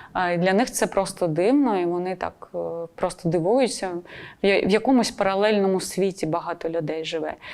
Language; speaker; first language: Ukrainian; non-native, local second language; Russian